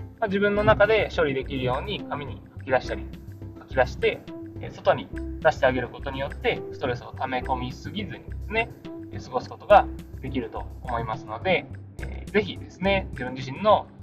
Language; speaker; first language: Japanese; native; Japanese